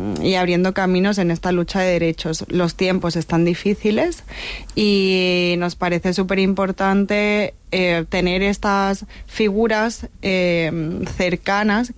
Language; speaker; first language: Spanish; native; Spanish